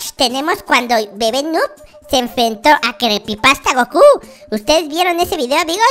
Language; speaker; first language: Spanish; native; Spanish